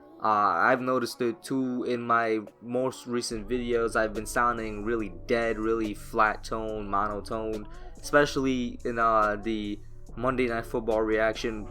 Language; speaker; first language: English; native; English